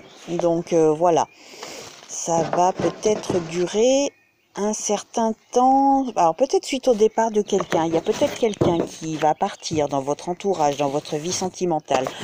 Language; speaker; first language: French; native; French